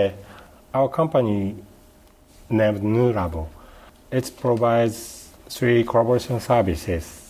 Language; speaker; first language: English; non-native, learner; Japanese